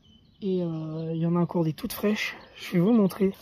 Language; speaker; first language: French; native; French